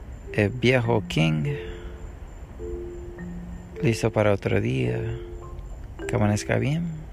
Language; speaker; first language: Spanish; non-native, learner; English